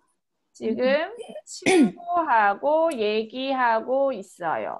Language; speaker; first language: Korean; native; Korean